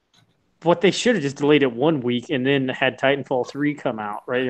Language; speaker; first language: English; native; English